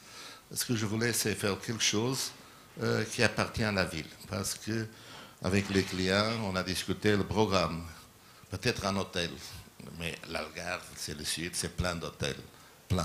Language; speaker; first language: French; non-native, learner; Portuguese